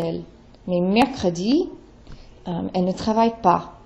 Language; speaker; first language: French; non-native, fluent; English